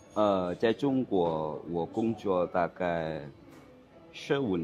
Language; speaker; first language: Chinese; non-native, learner; Indonesian